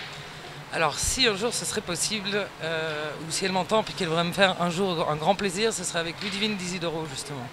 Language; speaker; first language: French; native; French